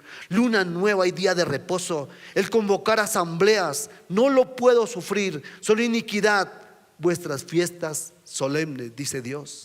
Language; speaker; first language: Spanish; native; Spanish